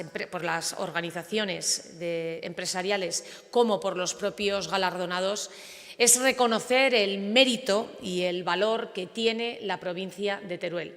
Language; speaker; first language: Spanish; native; Spanish